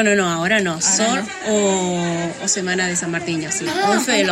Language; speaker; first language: Galician; non-native, learner; Spanish